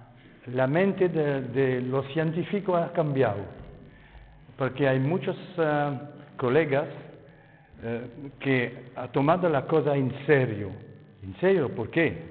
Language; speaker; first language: Spanish; non-native, fluent; French